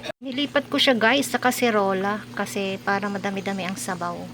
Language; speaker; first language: Filipino; native; Filipino